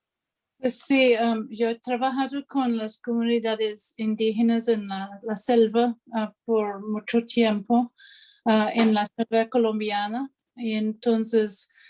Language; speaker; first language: Spanish; non-native, fluent; English